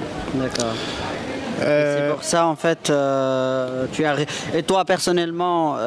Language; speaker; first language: French; native; French